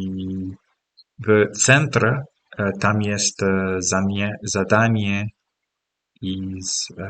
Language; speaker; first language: Russian; non-native, learner; English